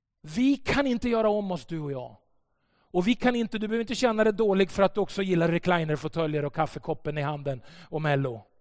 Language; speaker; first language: Swedish; native; Swedish